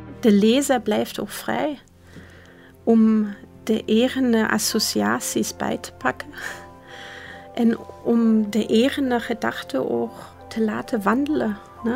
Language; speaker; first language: Dutch; non-native, fluent; German